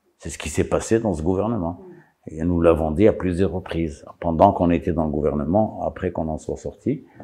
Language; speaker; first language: French; non-native, local second language; Arabic